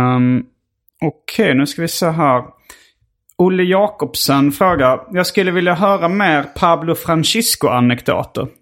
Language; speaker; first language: Swedish; native; Swedish